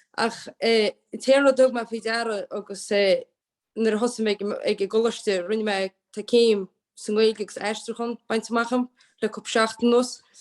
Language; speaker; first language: Irish; native; Irish